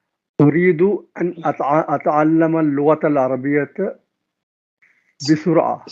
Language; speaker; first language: Arabic; non-native, learner; Tamil